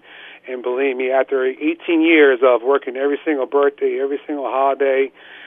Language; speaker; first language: English; native; English